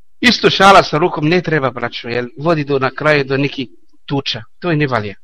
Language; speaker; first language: Bosnian; non-native, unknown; Arabic